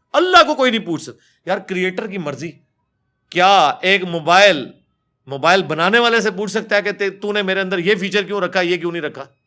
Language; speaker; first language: Urdu; native; Urdu